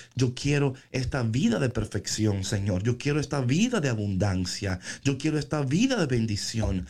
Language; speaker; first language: Spanish; native; Spanish